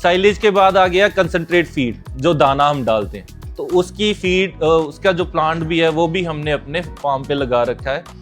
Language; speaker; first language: Hindi; non-native, local second language; Punjabi